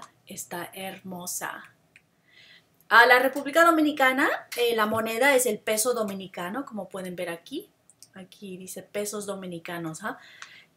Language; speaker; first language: Spanish; non-native, fluent; English